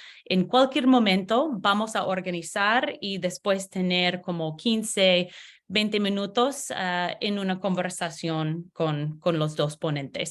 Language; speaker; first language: Spanish; non-native, learner; English